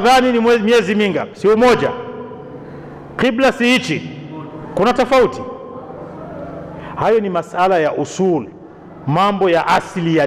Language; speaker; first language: Swahili; non-native, local second language; Rundi